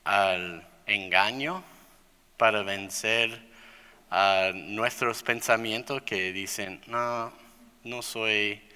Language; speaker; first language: Spanish; non-native, fluent; English